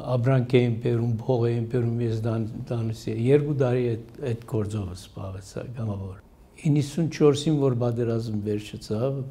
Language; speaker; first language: Armenian; early bilingual, heritage; Armenian